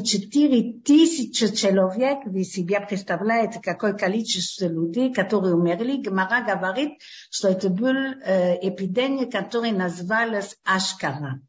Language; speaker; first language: Russian; early bilingual, heritage; Hebrew